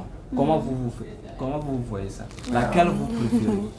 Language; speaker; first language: French; non-native, learner; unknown